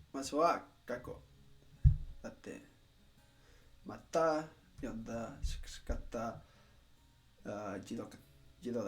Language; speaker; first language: Japanese; non-native, learner; Spanish